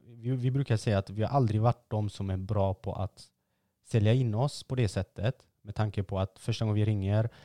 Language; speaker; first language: Swedish; early bilingual, other home language; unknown